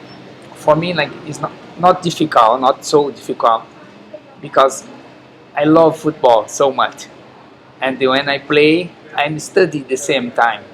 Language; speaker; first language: English; non-native, learner; Portuguese